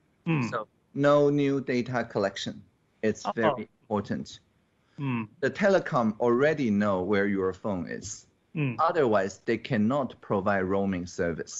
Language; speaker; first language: English; non-native, fluent; Chinese